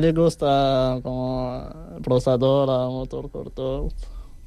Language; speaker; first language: Spanish; non-native, learner; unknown